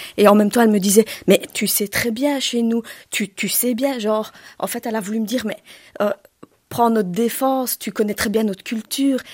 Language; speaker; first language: French; early bilingual, other home language; Turkish